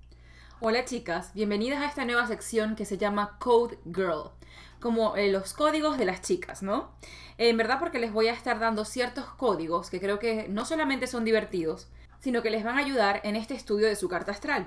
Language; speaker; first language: Spanish; native; Spanish